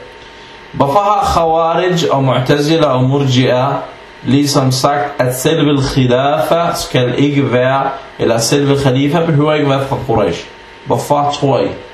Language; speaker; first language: Danish; non-native, fluent; Arabic